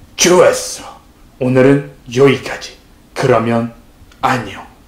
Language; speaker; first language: Korean; non-native, learner; Uzbek